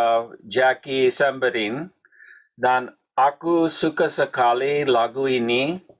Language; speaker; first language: Indonesian; non-native, learner; English